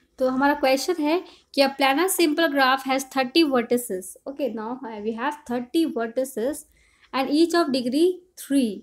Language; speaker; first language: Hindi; native; Hindi